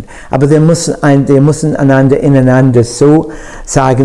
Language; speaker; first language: German; non-native, fluent; English